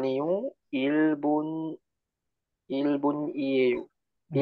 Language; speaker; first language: Korean; non-native, learner; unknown